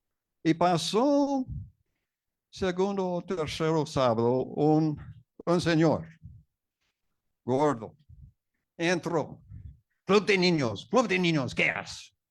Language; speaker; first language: Spanish; non-native, fluent; English